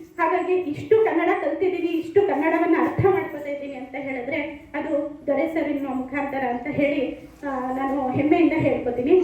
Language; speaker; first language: Kannada; non-native, local second language; Urdu